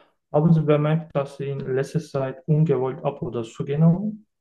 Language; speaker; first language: German; non-native, learner; Turkish